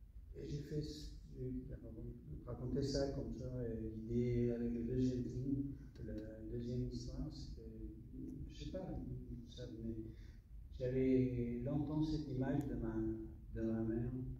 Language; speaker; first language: French; non-native, fluent; English